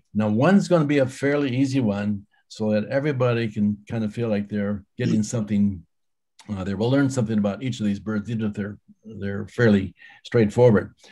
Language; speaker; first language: English; native; English